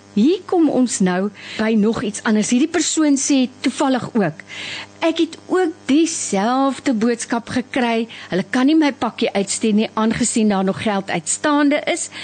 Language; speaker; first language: Afrikaans; native; Afrikaans